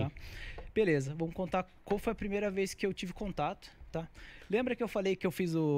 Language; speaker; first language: Portuguese; native; Portuguese